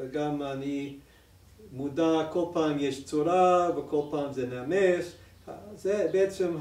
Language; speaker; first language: Hebrew; non-native, fluent; English